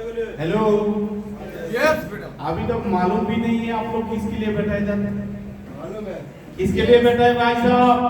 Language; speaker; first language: Hindi; non-native, local second language; Bangla